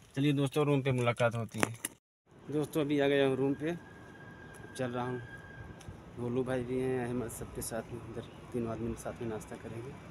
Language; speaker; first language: Hindi; native; Hindi